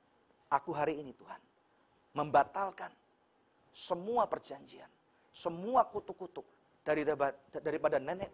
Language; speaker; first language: Indonesian; native; Indonesian